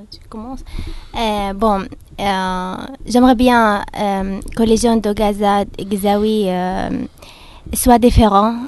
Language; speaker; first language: French; non-native, fluent; Arabic